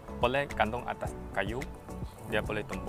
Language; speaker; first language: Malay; non-native, local second language; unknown